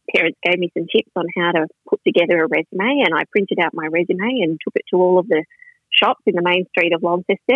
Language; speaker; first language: English; native; English